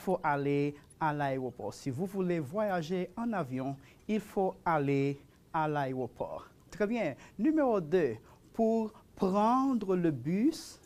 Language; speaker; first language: French; non-native, fluent; Spanish